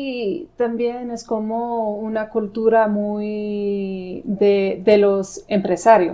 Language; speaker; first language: Spanish; non-native, fluent; English